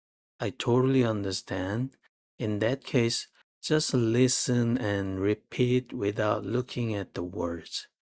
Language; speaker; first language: English; non-native, fluent; Korean